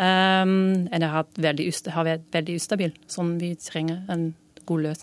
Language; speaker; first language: Norwegian; non-native, learner; Dutch